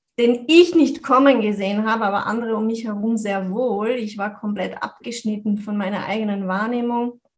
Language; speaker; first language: German; non-native, fluent; French